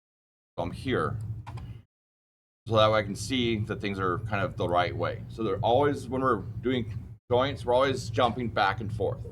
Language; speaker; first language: English; native; English